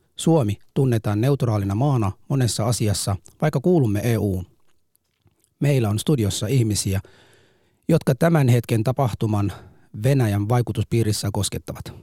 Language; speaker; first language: Finnish; non-native, fluent; Somali